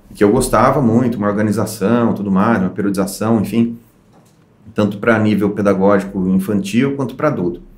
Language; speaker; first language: Portuguese; native; Portuguese